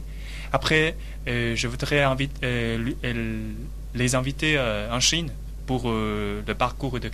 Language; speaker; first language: French; non-native, learner; Chinese